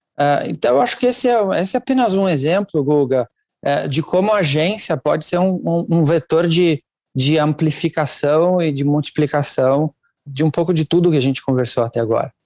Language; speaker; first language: Portuguese; non-native, fluent; Italian